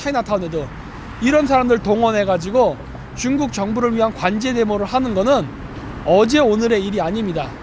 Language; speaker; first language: Korean; native; Korean